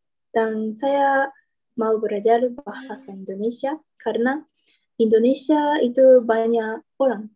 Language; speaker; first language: Indonesian; non-native, learner; Japanese